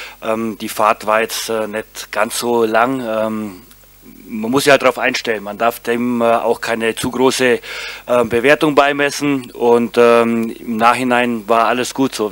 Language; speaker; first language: German; native; German